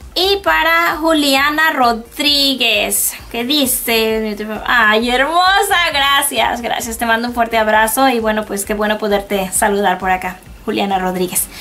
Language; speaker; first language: Spanish; native; Spanish